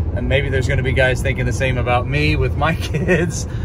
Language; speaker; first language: English; native; English